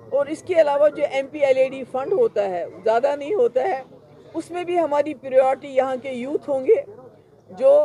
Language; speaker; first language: Urdu; non-native, local second language; Kashmiri